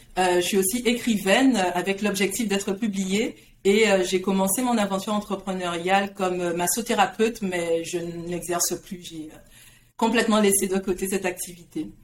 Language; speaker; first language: French; native; French